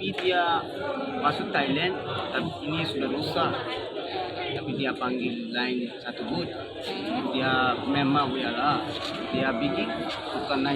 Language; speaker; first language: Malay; non-native, learner; Rohingya